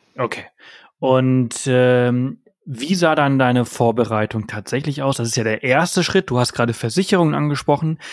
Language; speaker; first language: German; early bilingual, heritage; German